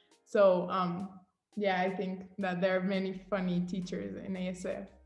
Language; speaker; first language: English; early bilingual, other home language; Spanish